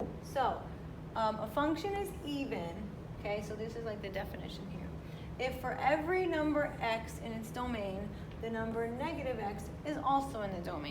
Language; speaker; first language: English; native; English